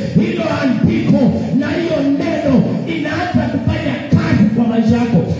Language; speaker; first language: Swahili; non-native, local second language; Luyia